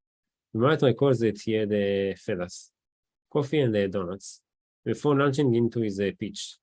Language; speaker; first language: English; non-native, learner; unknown